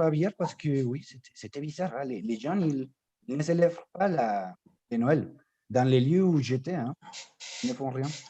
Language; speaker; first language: French; non-native, fluent; Spanish